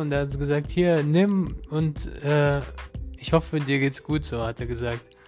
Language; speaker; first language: German; non-native, learner; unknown